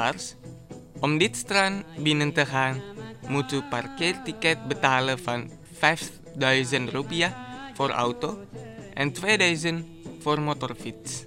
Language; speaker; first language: Dutch; non-native, fluent; Indonesian